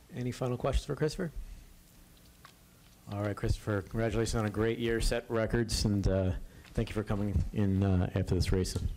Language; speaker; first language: English; native; English